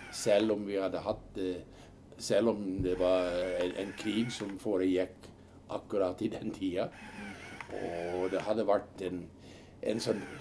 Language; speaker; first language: Norwegian; early bilingual, heritage; Norwegian